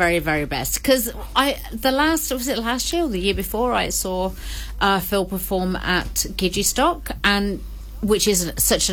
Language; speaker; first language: English; native; English